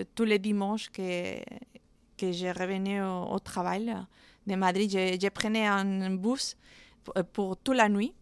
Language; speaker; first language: French; non-native, fluent; Spanish